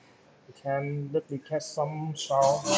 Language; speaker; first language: English; non-native, local second language; Vietnamese